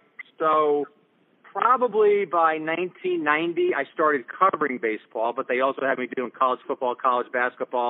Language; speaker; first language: English; native; English